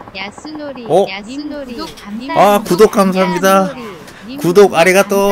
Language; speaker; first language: Japanese; non-native, learner; Korean